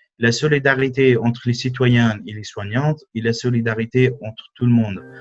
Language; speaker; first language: French; non-native, fluent; Arabic